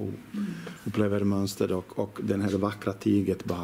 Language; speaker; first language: Swedish; non-native, learner; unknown